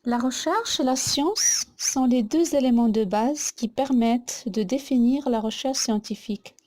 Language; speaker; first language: French; non-native, local second language; Arabic